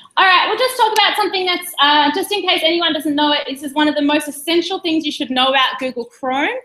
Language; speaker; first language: English; native; English